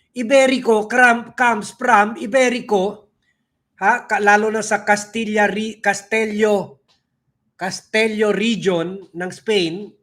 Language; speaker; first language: Filipino; non-native, local second language; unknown